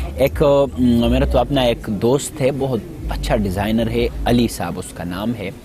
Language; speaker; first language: Urdu; non-native, local second language; Pashto